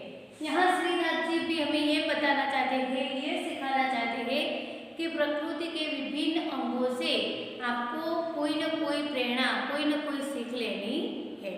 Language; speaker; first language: Hindi; non-native, local second language; Gujarati